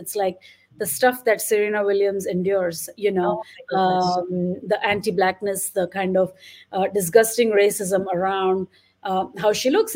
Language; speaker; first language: English; non-native, local second language; Marathi